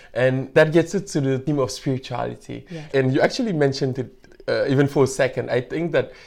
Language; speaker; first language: English; non-native, fluent; Wolof